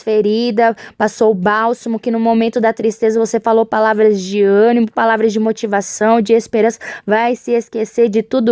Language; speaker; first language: Portuguese; native; Portuguese